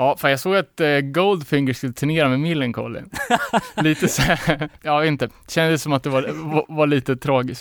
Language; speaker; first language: Swedish; native; Swedish